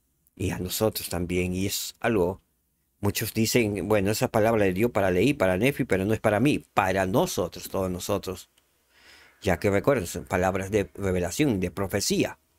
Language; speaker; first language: Spanish; native; Spanish